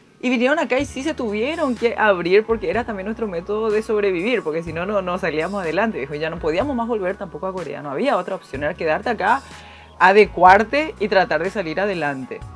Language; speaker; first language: Spanish; early bilingual, other home language; Korean